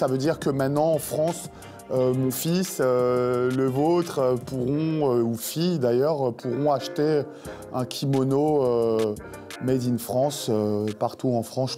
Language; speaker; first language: French; native; French